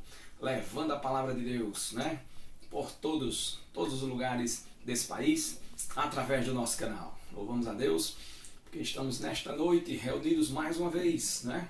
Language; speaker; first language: Portuguese; native; Portuguese